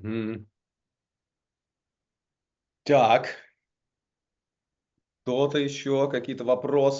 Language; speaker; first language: Russian; native; Russian